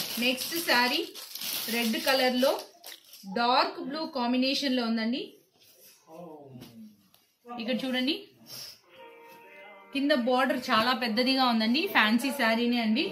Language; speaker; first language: Telugu; native; Telugu